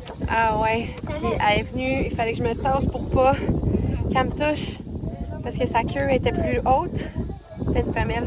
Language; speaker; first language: French; native; French